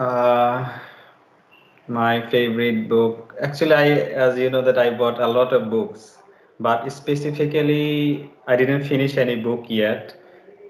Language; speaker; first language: English; non-native, learner; Bangla